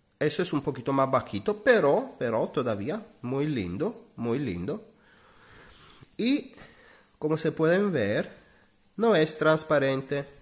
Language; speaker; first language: Spanish; non-native, learner; Italian